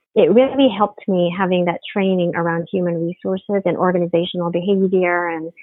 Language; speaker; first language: English; non-native, local second language; Filipino